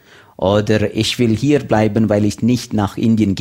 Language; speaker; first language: German; non-native, learner; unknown